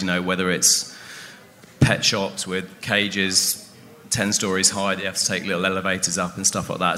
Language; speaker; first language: English; native; English